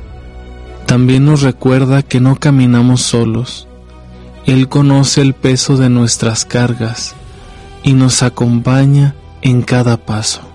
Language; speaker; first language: Spanish; native; Spanish